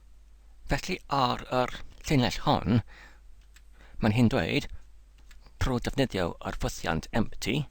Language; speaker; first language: Welsh; non-native, learner; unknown